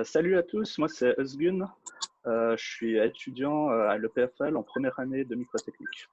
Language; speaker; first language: French; early bilingual, other home language; Turkish